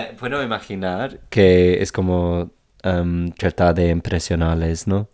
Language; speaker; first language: Spanish; non-native, fluent; English